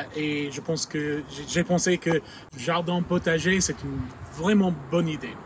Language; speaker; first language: French; non-native, learner; English